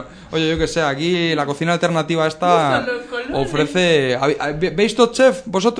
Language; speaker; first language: Spanish; native; Spanish